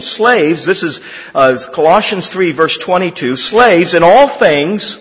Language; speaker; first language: English; native; English